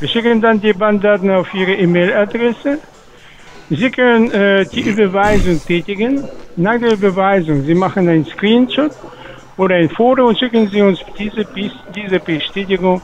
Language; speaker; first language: German; non-native, fluent; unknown